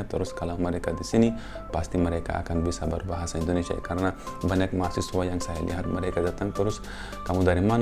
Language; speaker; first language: Indonesian; non-native, fluent; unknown